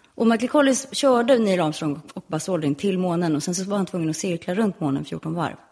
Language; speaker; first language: Swedish; native; Swedish